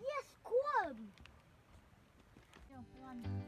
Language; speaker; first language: Russian; early bilingual, heritage; Russian